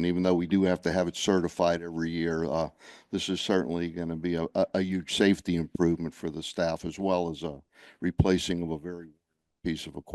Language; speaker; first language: English; native; English